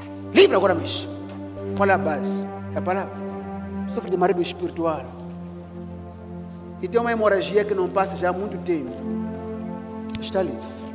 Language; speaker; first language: Portuguese; non-native, local second language; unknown